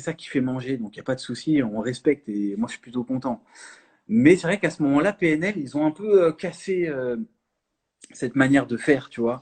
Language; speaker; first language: French; native; French